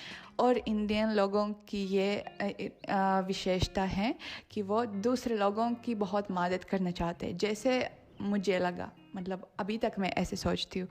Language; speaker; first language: Hindi; non-native, fluent; Russian